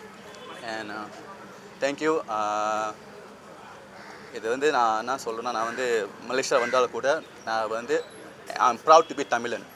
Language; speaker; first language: Tamil; early bilingual, heritage; Tamil